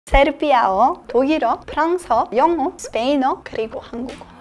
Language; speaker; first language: Korean; non-native, learner; Serbian